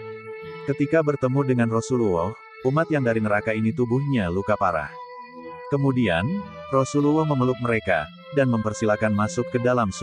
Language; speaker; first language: Indonesian; native; Indonesian